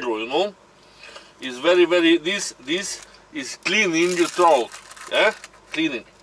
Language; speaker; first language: English; non-native, learner; Hungarian